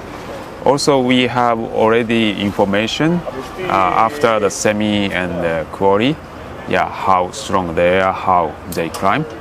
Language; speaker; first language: English; non-native, learner; Japanese